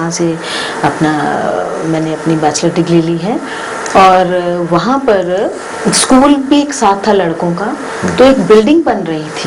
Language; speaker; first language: Hindi; non-native, local second language; Punjabi